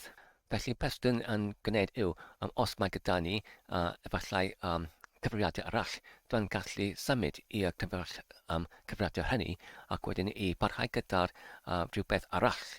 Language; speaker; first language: Welsh; non-native, learner; English